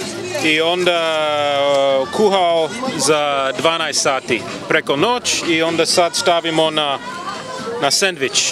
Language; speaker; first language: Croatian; non-native, learner; English